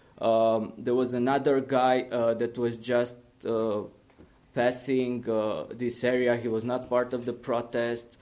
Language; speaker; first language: English; non-native, fluent; Romanian